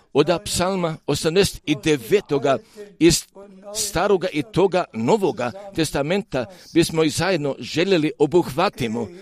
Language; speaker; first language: Croatian; early bilingual, heritage; Serbian